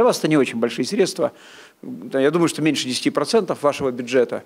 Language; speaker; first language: Russian; native; Russian